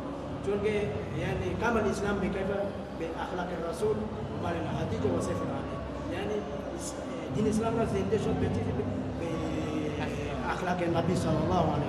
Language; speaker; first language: Persian; non-native, learner; Malagasy